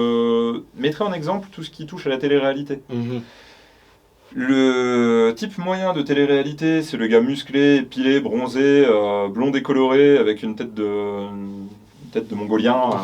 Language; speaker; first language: French; native; French